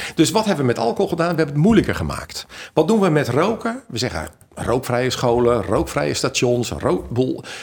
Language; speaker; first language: Dutch; native; Dutch